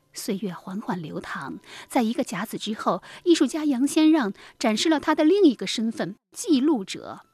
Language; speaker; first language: Chinese; native; Chinese